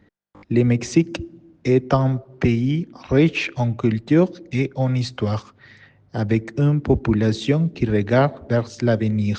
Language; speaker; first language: French; non-native, learner; Spanish